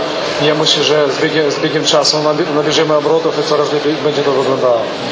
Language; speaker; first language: Polish; non-native, fluent; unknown